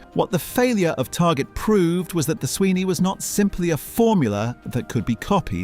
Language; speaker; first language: English; native; English